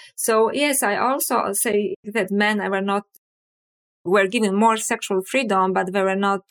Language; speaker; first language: English; non-native, fluent; Polish